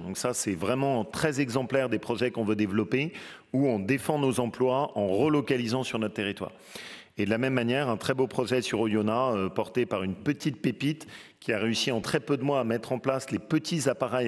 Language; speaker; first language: French; native; French